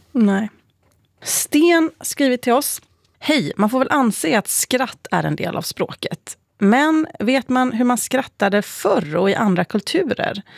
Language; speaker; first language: Swedish; native; Swedish